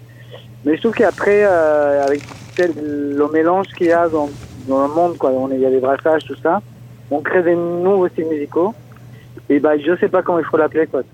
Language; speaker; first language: French; non-native, fluent; Spanish